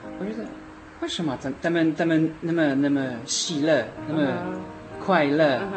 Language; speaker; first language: Chinese; non-native, learner; French